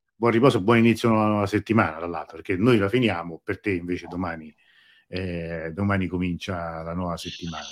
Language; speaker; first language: Italian; native; Italian